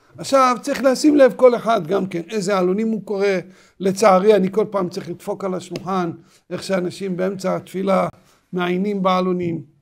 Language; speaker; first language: Hebrew; native; Hebrew